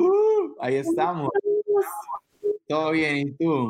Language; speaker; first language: Spanish; native; Spanish